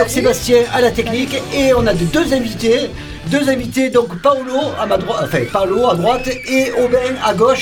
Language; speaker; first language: French; native; French